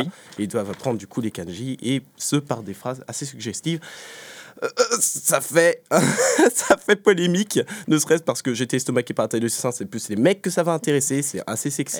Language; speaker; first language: French; native; French